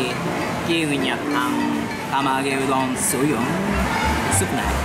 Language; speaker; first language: Vietnamese; non-native, learner; Japanese